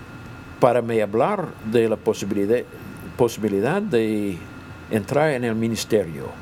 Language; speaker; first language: Spanish; non-native, fluent; English